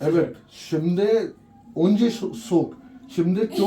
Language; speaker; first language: Turkish; non-native, learner; Urdu